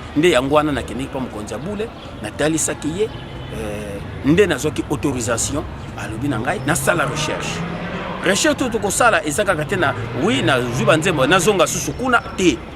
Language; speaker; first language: Lingala; non-native, local second language; Kongo